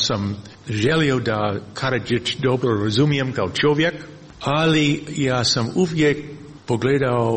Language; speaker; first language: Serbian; non-native, learner; English